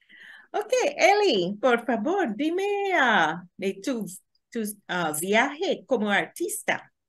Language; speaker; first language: Spanish; non-native, learner; English